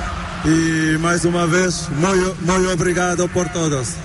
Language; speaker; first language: Portuguese; non-native, local second language; Kabuverdianu